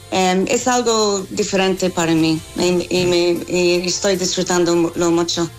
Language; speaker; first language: Spanish; non-native, learner; English